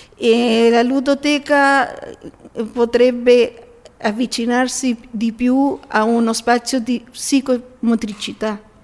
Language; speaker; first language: Italian; non-native, fluent; Spanish